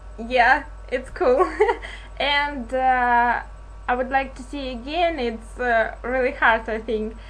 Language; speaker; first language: English; non-native, learner; Russian